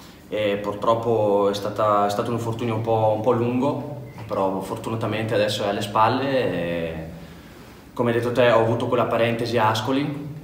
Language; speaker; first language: Italian; native; Italian